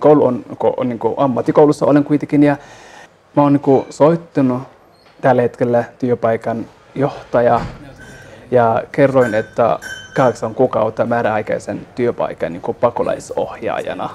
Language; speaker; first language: Finnish; non-native, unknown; Somali